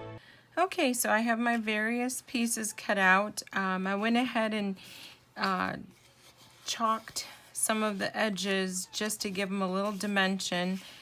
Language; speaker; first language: English; native; English